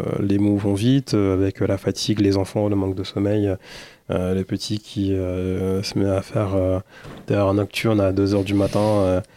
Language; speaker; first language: French; early bilingual, other home language; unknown